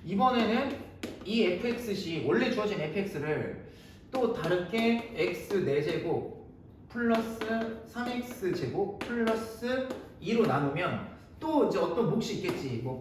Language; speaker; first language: Korean; native; Korean